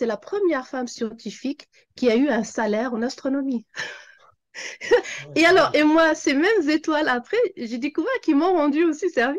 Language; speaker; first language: French; non-native, local second language; Arabic